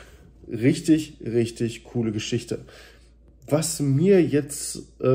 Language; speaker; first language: German; native; German